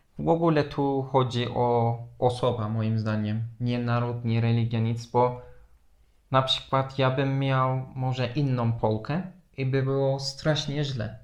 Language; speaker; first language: Polish; non-native, fluent; Turkish